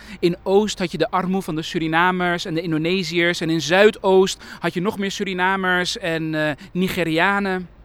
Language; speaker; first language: Dutch; early bilingual, other home language; Persian